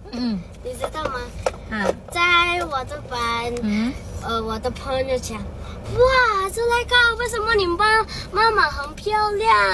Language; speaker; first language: Chinese; non-native, local second language; Malay